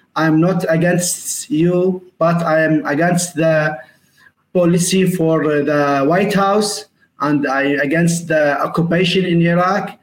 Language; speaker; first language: English; non-native, learner; Arabic